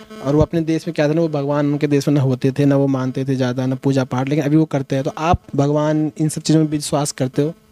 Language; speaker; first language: Hindi; native; Hindi